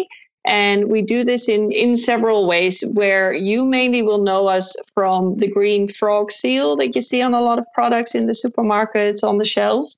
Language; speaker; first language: English; non-native, fluent; Dutch